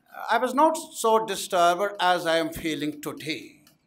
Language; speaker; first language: English; non-native, local second language; Urdu